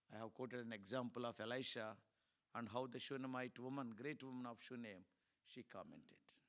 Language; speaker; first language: English; non-native, local second language; Telugu